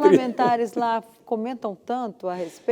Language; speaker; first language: Portuguese; native; Portuguese